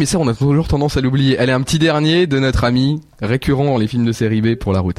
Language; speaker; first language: French; native; French